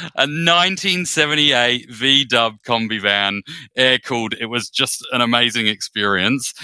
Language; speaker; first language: English; native; English